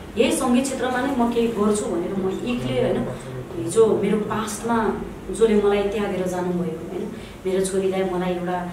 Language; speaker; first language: Nepali; native; Nepali